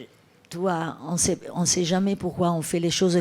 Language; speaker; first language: French; non-native, fluent; Italian